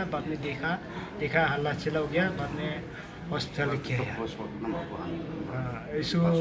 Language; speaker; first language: Hindi; non-native, local second language; Khasi